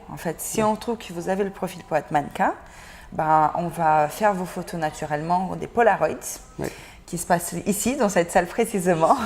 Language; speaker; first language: French; non-native, fluent; Portuguese